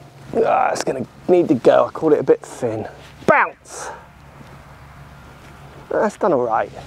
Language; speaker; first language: English; native; English